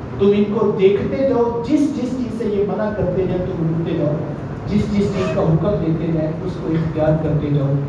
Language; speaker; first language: Urdu; native; Urdu